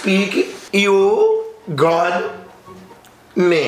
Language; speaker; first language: English; non-native, learner; Portuguese